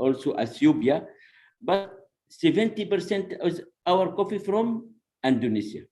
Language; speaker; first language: English; non-native, learner; Arabic